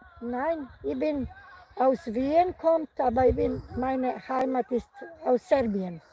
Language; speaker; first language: German; non-native, learner; Serbian